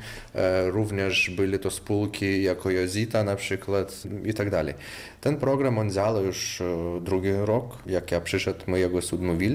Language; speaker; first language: Polish; non-native, local second language; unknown